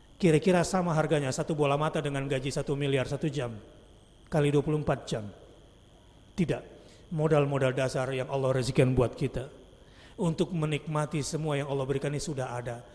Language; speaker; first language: Indonesian; native; Indonesian